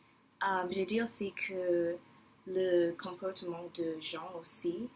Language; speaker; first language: French; non-native, learner; English